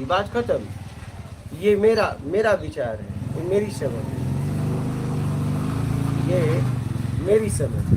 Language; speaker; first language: Hindi; native; Hindi